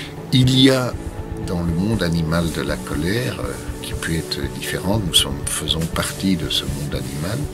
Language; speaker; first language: French; native; French